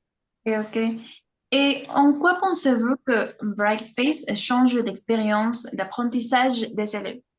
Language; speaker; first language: French; non-native, fluent; Spanish